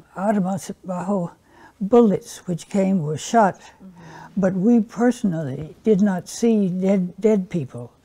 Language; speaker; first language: English; native; English